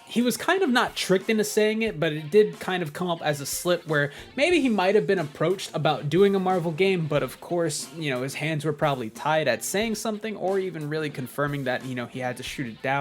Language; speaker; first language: English; native; English